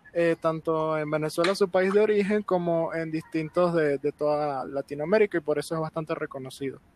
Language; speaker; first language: Spanish; native; Spanish